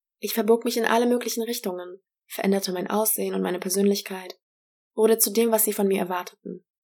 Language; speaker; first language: German; early bilingual, other home language; Polish